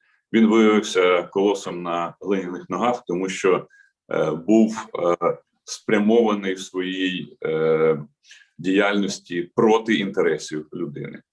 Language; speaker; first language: Ukrainian; native; Ukrainian